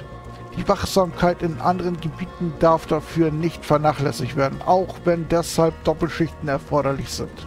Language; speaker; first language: German; native; German